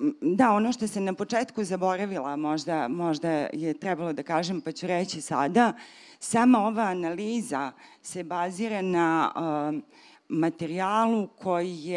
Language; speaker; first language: Serbian; native; Serbian